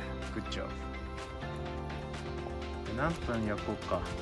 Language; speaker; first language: Japanese; native; Japanese